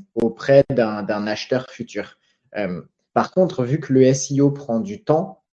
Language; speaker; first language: French; native; French